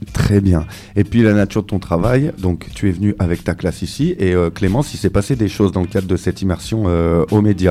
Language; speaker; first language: French; native; French